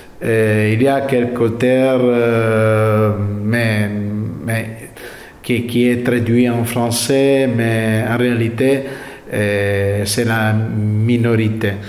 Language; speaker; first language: French; non-native, fluent; Italian